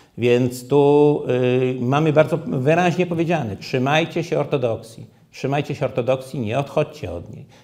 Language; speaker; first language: Polish; native; Polish